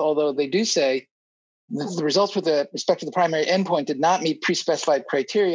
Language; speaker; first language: English; native; English